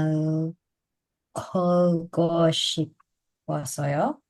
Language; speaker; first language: Korean; non-native, learner; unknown